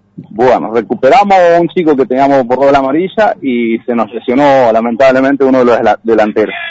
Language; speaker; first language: Spanish; native; Spanish